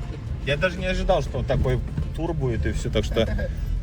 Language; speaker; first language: Russian; non-native, fluent; Latvian